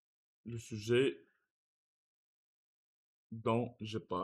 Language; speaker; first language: French; non-native, learner; Russian